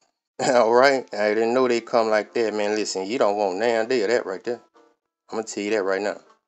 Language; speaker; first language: English; native; English